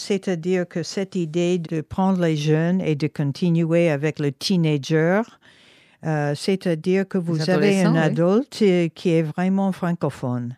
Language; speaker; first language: French; non-native, fluent; English